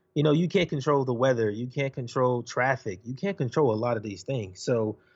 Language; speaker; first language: English; native; English